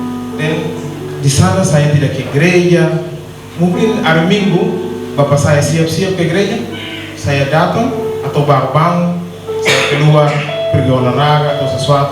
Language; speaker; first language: Indonesian; non-native, learner; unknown